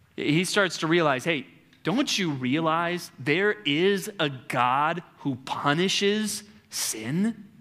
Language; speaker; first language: English; native; English